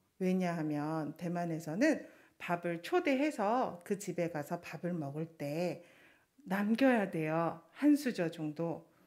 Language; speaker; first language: Korean; non-native, fluent; Chinese